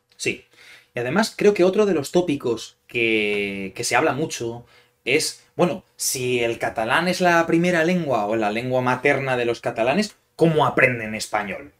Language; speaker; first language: Spanish; native; Spanish